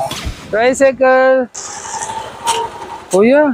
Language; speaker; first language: Filipino; non-native, learner; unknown